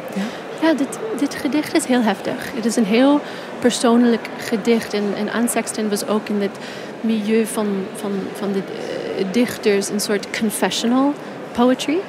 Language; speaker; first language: Dutch; non-native, fluent; English